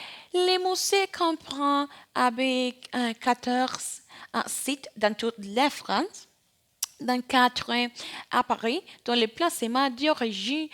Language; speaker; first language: French; non-native, learner; Spanish